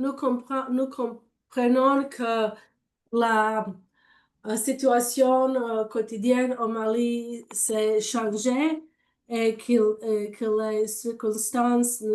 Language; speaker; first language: French; non-native, learner; English